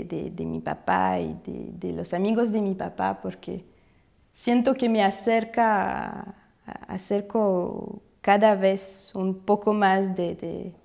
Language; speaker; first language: Spanish; non-native, fluent; Russian